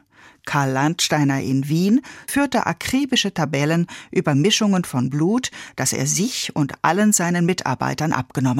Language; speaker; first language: German; native; German